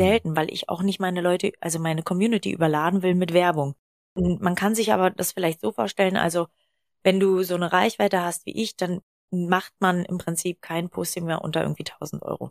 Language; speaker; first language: German; native; German